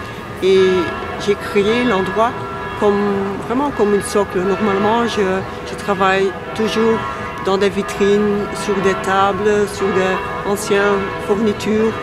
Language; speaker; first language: French; non-native, local second language; Dutch